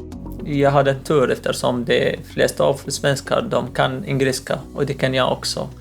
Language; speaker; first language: Swedish; non-native, learner; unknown